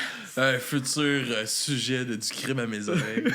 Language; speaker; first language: French; native; French